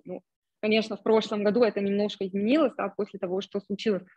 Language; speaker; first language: Russian; non-native, fluent; German